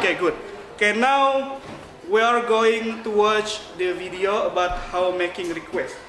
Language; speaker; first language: English; non-native, fluent; Indonesian